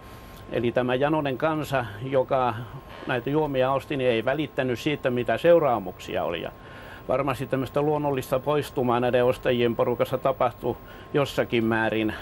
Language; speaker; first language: Finnish; native; Finnish